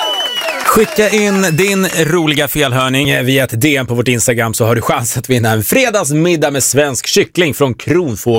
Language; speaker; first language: Swedish; native; Swedish